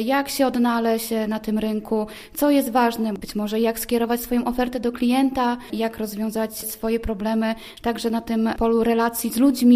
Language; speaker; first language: Polish; native; Polish